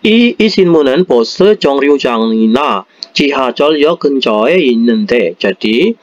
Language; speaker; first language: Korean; non-native, fluent; Indonesian